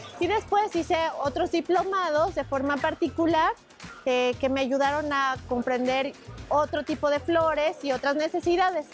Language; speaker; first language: Spanish; native; Spanish